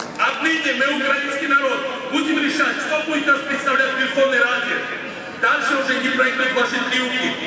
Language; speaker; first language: Russian; non-native, local second language; Georgian